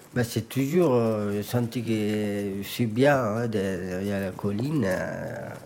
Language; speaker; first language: French; non-native, learner; Persian